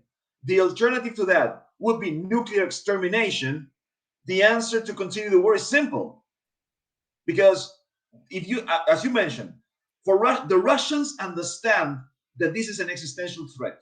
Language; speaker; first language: English; non-native, fluent; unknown